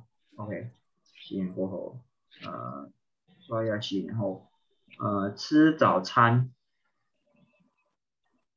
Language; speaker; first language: Chinese; non-native, learner; Indonesian